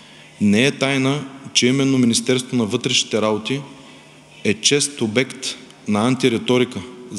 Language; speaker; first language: Bulgarian; native; Bulgarian